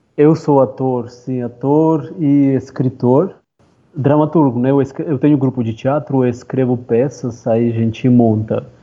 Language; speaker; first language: Portuguese; non-native, fluent; Armenian